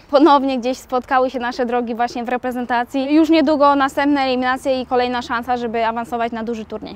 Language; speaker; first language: Polish; native; Polish